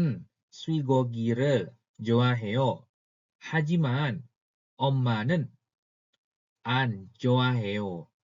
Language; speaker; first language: Korean; non-native, fluent; Indonesian